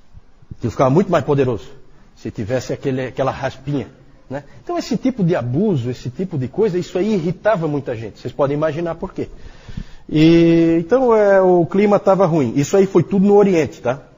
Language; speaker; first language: Portuguese; native; Portuguese